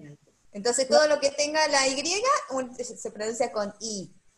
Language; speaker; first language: Spanish; native; Spanish